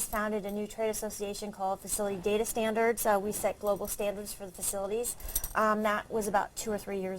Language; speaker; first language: English; native; English